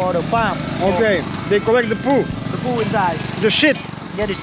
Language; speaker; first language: English; non-native, learner; Serbian